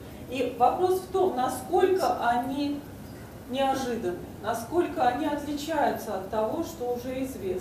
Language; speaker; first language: Russian; native; Russian